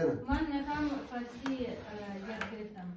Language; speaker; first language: Persian; non-native, learner; German